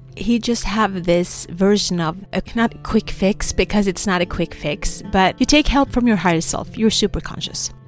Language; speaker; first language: English; non-native, fluent; Swedish